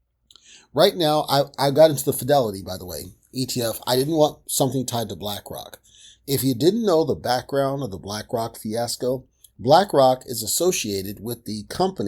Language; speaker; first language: English; native; English